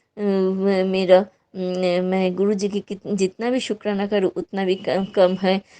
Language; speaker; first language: Hindi; non-native, local second language; Bangla